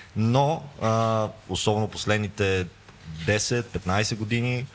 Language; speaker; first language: Bulgarian; native; Bulgarian